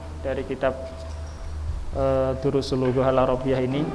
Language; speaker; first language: Indonesian; native; Indonesian